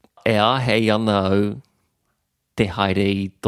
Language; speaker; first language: Māori; non-native, local second language; English